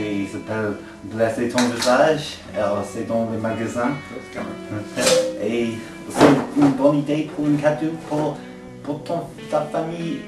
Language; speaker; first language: French; non-native, learner; English